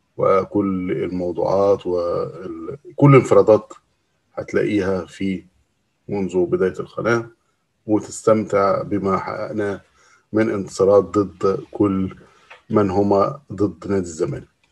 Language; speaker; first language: Arabic; native; Arabic